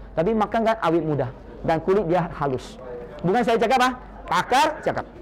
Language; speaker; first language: Malay; non-native, local second language; Chinese